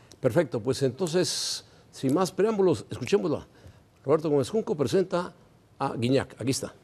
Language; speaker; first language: Spanish; native; Spanish